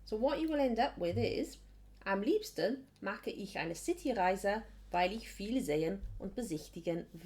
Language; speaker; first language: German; non-native, fluent; English